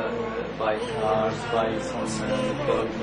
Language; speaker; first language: English; non-native, learner; Arabic